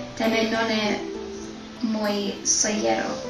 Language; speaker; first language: Galician; non-native, learner; English